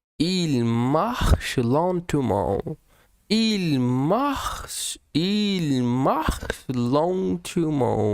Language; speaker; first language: French; non-native, learner; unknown